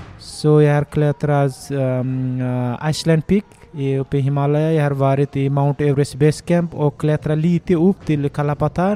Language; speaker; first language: Swedish; non-native, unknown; Nepali